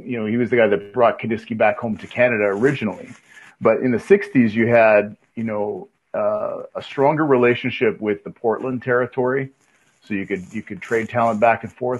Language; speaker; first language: English; native; English